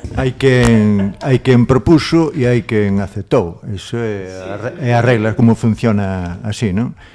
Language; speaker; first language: Galician; non-native, local second language; Spanish